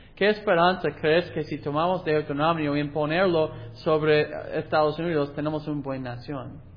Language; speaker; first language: Spanish; non-native, learner; English